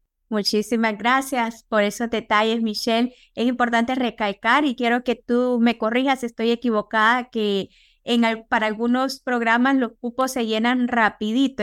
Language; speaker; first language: Spanish; native; Spanish